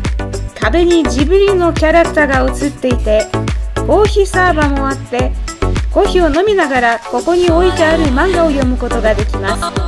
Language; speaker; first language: Japanese; non-native, fluent; Russian